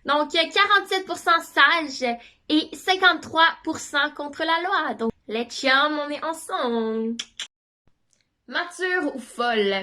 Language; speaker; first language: French; native; French